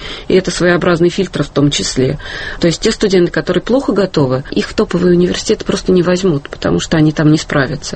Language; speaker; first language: Russian; native; Russian